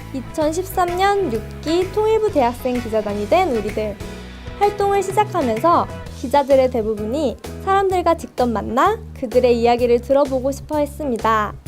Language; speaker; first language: Korean; native; Korean